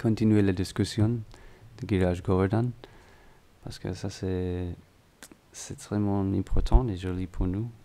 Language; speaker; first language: French; non-native, learner; English